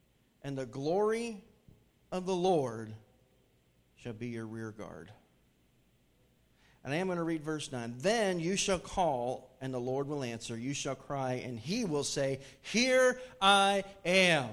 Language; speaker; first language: English; native; English